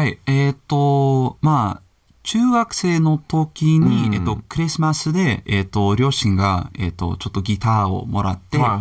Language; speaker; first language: Japanese; non-native, learner; English